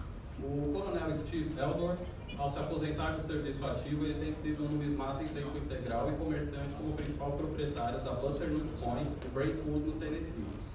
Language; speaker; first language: Portuguese; native; Portuguese